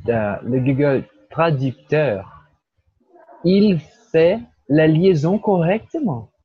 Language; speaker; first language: French; non-native, learner; Portuguese